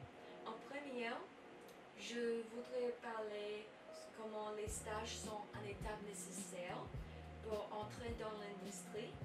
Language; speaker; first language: French; non-native, learner; English